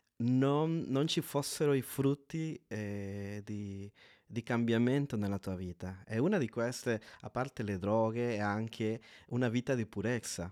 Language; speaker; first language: Italian; non-native, fluent; Spanish